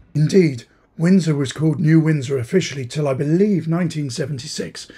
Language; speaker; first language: English; native; English